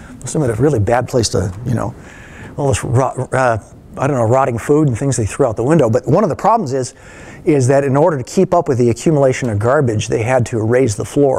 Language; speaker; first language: English; native; English